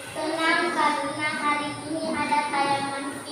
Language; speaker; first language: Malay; non-native, local second language; Tetum